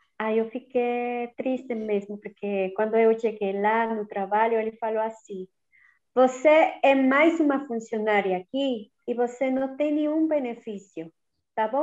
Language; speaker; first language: Portuguese; non-native, learner; Spanish